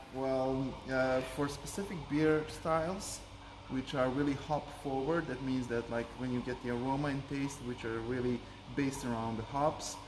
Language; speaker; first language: English; non-native, fluent; Serbian